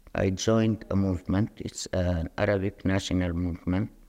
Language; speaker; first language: English; non-native, fluent; Arabic